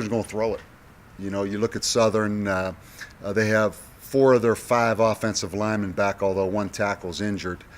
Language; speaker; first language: English; native; English